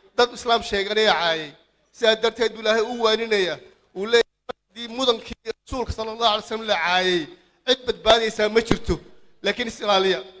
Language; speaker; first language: Somali; native; Somali